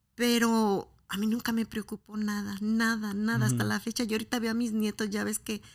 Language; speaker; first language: Spanish; native; Spanish